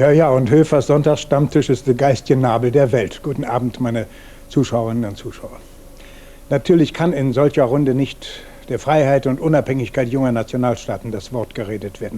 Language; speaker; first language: German; native; German